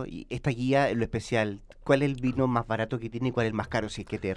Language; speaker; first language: Spanish; native; Spanish